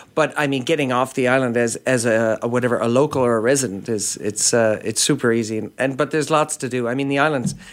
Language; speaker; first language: English; native; English